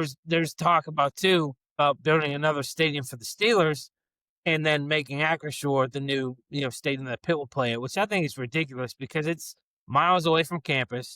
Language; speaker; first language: English; native; English